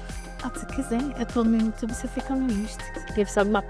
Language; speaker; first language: Portuguese; native; Portuguese